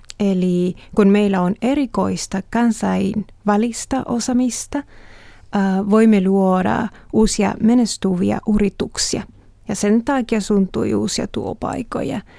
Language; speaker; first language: Finnish; non-native, learner; Spanish